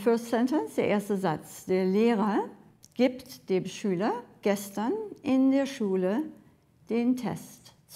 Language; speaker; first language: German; non-native, fluent; English